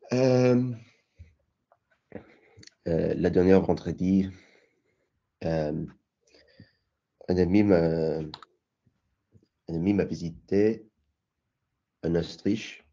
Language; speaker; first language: French; non-native, learner; English